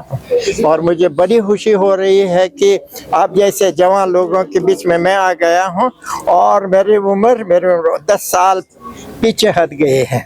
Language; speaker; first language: Hindi; non-native, fluent; Uzbek